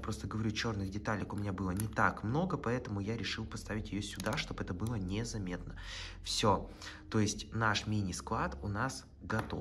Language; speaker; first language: Russian; native; Russian